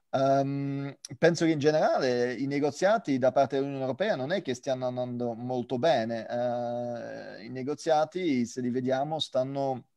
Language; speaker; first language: Italian; non-native, fluent; French